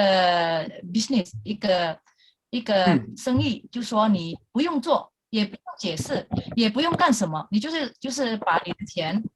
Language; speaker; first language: Chinese; non-native, fluent; Indonesian